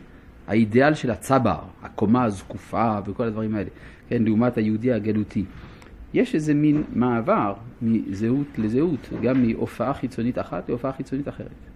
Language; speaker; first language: Hebrew; non-native, fluent; French